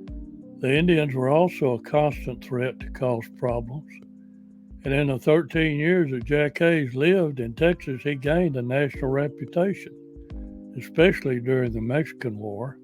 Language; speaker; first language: English; native; English